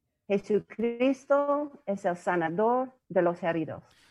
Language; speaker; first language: Spanish; non-native, learner; English